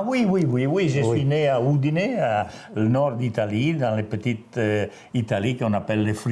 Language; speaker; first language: French; non-native, fluent; Italian